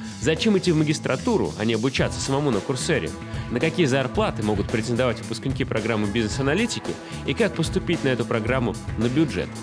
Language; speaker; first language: Russian; native; Russian